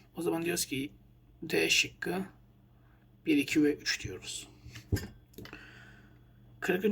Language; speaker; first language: Turkish; native; Turkish